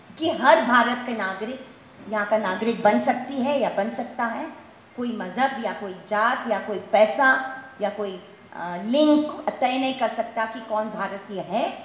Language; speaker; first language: Hindi; non-native, local second language; Gujarati